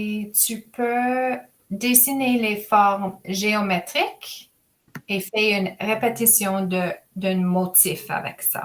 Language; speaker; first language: French; non-native, fluent; English